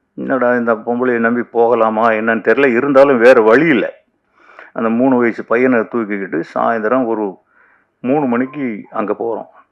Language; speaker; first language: Tamil; native; Tamil